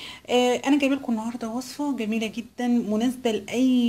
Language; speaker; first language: Arabic; native; Arabic